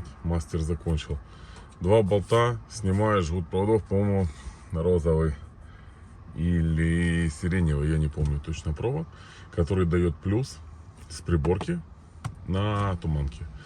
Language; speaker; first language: Russian; native; Russian